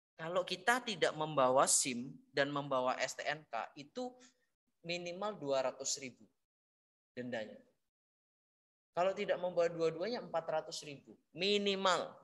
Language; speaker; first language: Indonesian; native; Indonesian